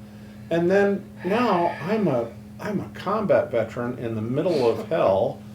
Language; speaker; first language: English; native; English